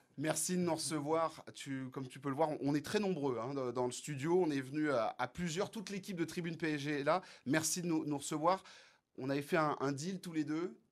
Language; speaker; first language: French; native; French